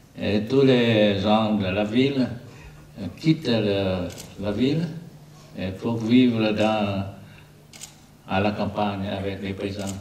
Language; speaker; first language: French; non-native, learner; Vietnamese